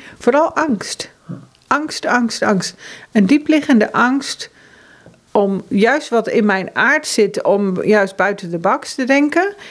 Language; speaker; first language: Dutch; early bilingual, heritage; Dutch